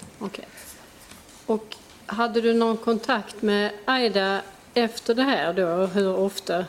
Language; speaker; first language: Swedish; native; Swedish